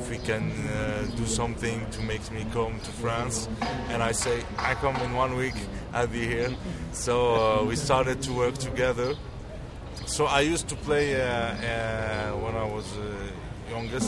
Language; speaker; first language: English; non-native, learner; Arabic